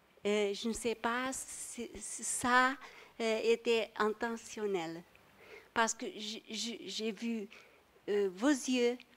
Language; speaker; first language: French; non-native, fluent; Portuguese